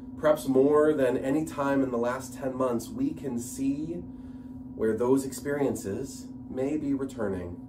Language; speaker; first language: English; native; English